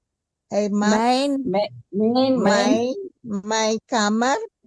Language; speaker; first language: Dutch; non-native, learner; Indonesian